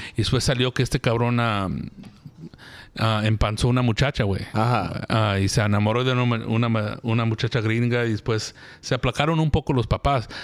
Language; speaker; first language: Spanish; early bilingual, heritage; Spanish